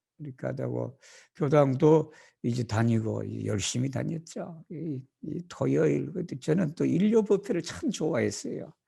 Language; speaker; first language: Korean; native; Korean